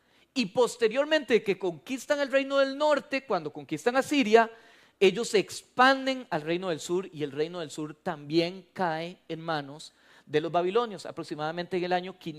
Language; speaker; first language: Spanish; native; Spanish